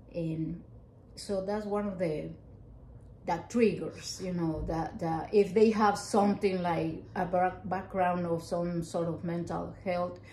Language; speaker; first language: English; non-native, fluent; Spanish